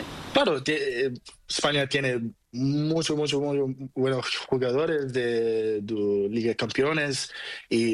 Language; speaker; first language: Spanish; non-native, learner; Portuguese